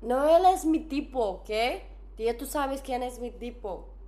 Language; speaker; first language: Spanish; non-native, learner; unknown